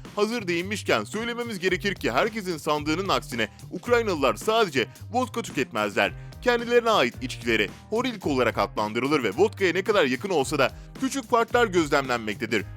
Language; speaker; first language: Turkish; native; Turkish